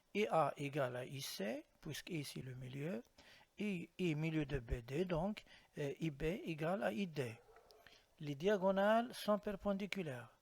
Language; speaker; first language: French; non-native, local second language; Arabic